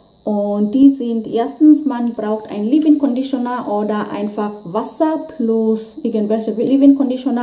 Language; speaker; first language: German; non-native, fluent; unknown